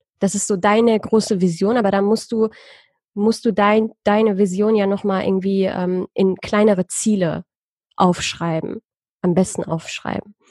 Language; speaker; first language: German; early bilingual, other home language; Persian